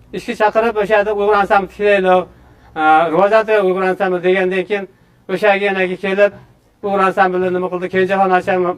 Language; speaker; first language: Uzbek; non-native, local second language; Uyghur